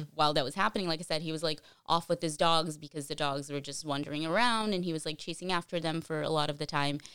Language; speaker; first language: English; early bilingual, other home language; Portuguese